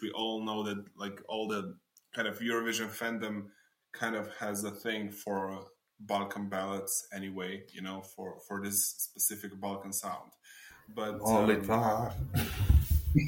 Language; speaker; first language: English; non-native, fluent; Slovenian